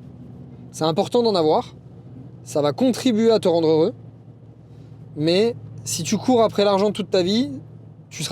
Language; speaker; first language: French; native; French